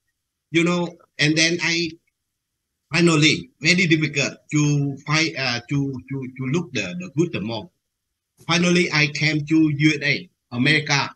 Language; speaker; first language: English; non-native, learner; Vietnamese